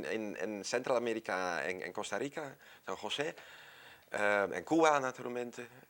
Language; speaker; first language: Spanish; non-native, fluent; Dutch